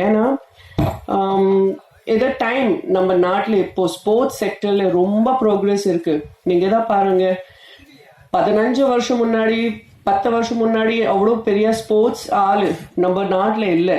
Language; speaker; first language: Tamil; non-native, fluent; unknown